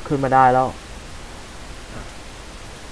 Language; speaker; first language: Thai; native; Thai